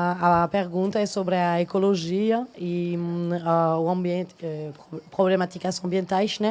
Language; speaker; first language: Portuguese; non-native, fluent; French